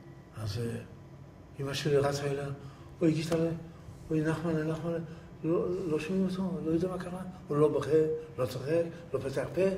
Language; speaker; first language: Hebrew; early bilingual, other home language; Yiddish